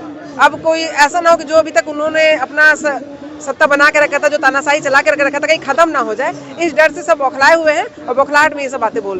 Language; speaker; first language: Hindi; native; Hindi